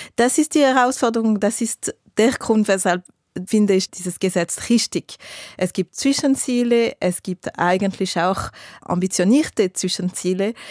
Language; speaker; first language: German; non-native, local second language; French